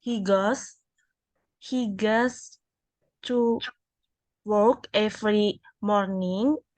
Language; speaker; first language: English; non-native, learner; Indonesian